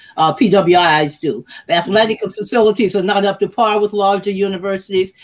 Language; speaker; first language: English; native; English